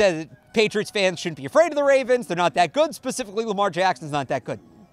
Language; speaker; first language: English; native; English